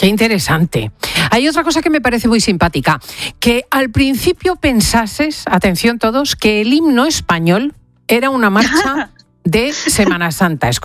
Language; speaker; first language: Spanish; native; Spanish